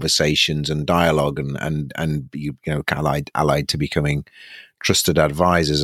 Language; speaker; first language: English; native; English